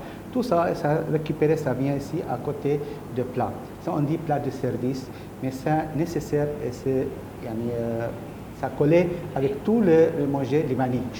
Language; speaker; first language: French; non-native, learner; Arabic